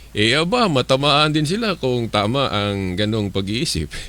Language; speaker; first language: Filipino; non-native, fluent; Cebuano